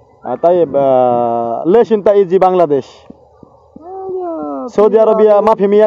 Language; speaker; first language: Arabic; non-native, learner; Bangla